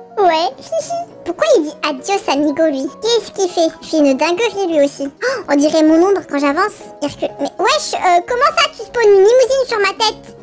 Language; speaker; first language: French; early bilingual, other home language; Polish